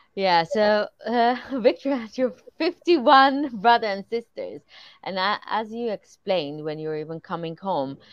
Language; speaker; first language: English; non-native, fluent; Persian